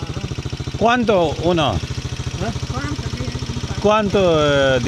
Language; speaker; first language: Spanish; non-native, learner; Hindi